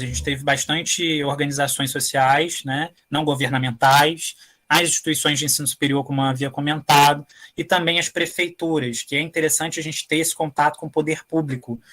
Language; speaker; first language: Portuguese; native; Portuguese